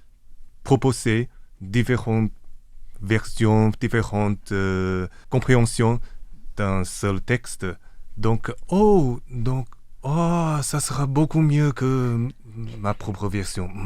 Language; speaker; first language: French; non-native, fluent; Chinese